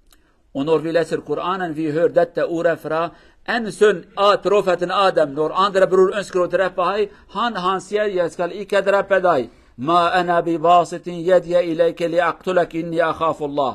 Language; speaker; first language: Norwegian; non-native, fluent; Kurdish